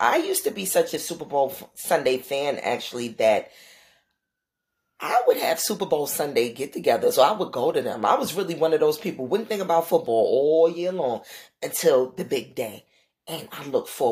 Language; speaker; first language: English; native; English